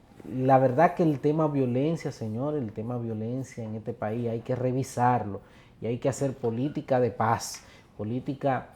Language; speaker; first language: Spanish; native; Spanish